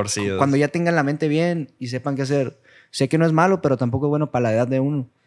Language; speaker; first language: Spanish; native; Spanish